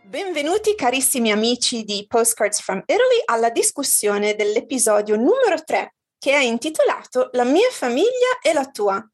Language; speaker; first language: Italian; native; Italian